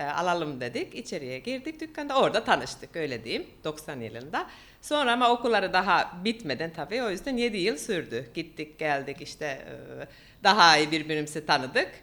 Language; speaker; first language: Turkish; non-native, fluent; Finnish